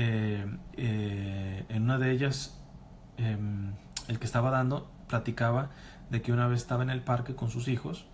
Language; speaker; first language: Spanish; native; Spanish